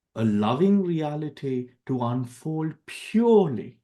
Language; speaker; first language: English; non-native, local second language; Sinhala